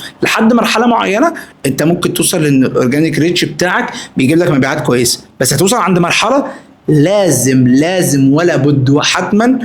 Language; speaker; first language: Arabic; native; Arabic